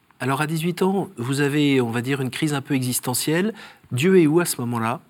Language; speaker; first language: French; native; French